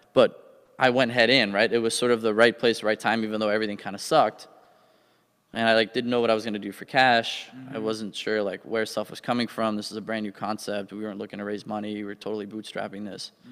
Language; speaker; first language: English; native; English